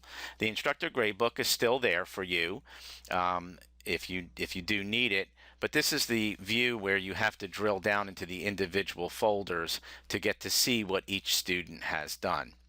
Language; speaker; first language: English; native; English